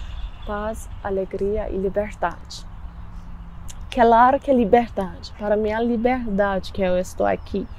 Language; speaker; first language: Portuguese; non-native, learner; Persian